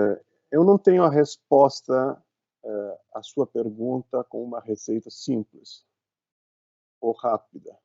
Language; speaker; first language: Portuguese; non-native, fluent; Italian